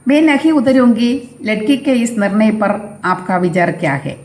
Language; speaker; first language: Hindi; non-native, local second language; Malayalam